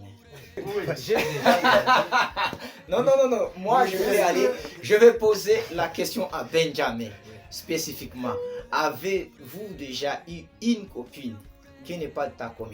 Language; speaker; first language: French; non-native, local second language; Swahili